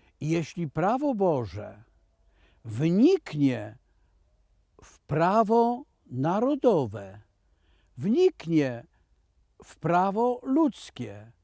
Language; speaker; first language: Polish; native; Polish